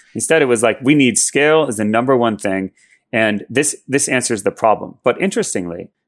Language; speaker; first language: English; native; English